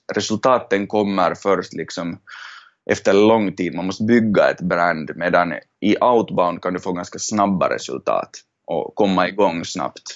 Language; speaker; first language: Swedish; native; Swedish